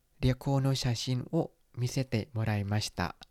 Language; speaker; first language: Japanese; non-native, fluent; Thai